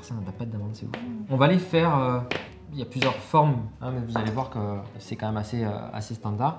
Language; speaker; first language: French; native; French